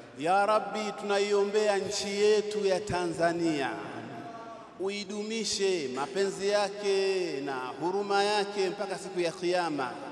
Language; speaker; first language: Swahili; native; Swahili